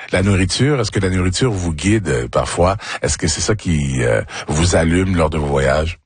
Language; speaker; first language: French; native; French